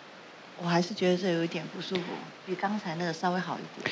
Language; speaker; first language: Chinese; native; Chinese